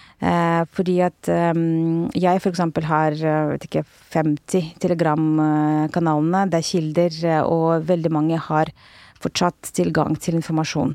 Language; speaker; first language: Norwegian; non-native, fluent; Russian